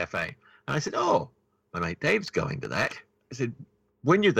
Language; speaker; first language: English; native; English